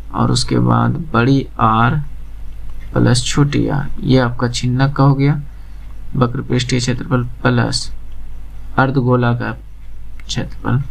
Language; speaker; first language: Hindi; native; Hindi